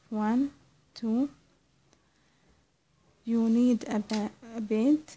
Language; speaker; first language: English; non-native, learner; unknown